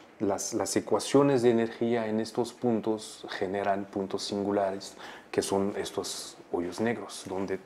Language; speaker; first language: Spanish; non-native, fluent; Arabic